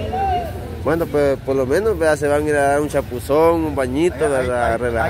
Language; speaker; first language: Spanish; native; Spanish